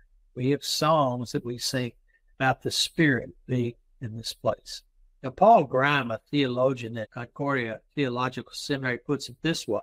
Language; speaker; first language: English; native; English